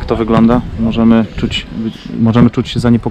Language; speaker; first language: Polish; native; Polish